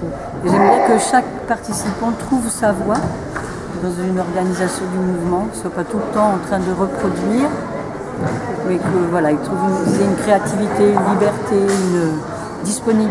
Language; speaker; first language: French; native; French